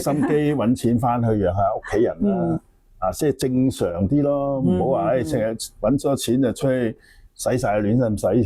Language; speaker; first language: Cantonese; native; Cantonese